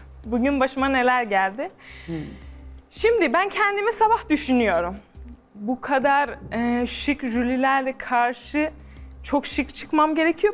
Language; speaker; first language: Turkish; non-native, fluent; Persian